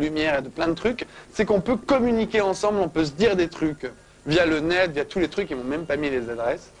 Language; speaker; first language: French; native; French